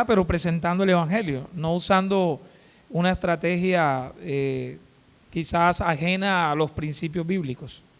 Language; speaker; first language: Spanish; native; Spanish